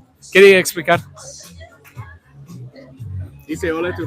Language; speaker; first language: Spanish; non-native, learner; English